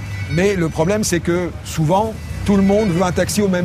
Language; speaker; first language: French; native; French